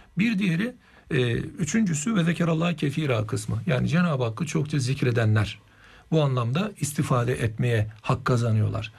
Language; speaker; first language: Turkish; native; Turkish